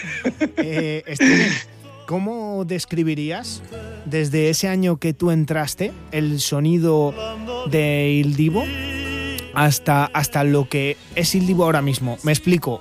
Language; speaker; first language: Spanish; native; Spanish